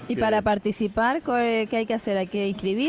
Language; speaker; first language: Spanish; native; Spanish